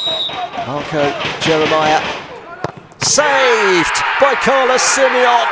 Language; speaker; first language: English; native; English